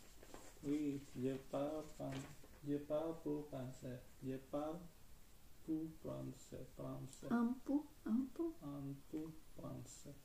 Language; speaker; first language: French; non-native, learner; Filipino